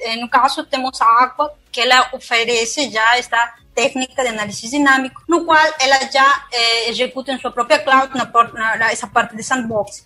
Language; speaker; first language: Portuguese; non-native, fluent; Spanish